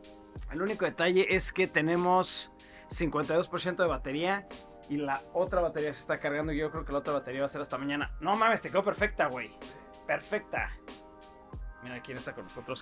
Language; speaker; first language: Spanish; native; Spanish